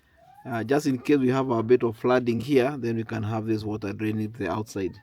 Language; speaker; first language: English; non-native, local second language; Swahili